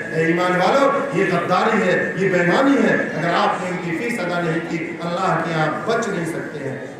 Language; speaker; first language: Urdu; native; Urdu